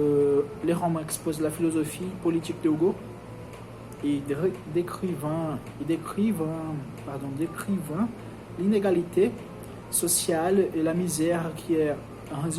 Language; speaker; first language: French; non-native, learner; Portuguese